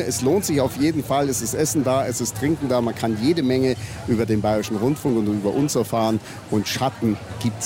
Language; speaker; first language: German; native; German